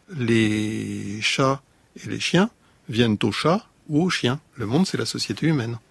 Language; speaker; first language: French; native; French